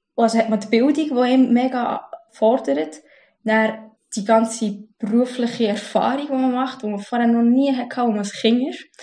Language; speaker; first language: German; early bilingual, other home language; Arabic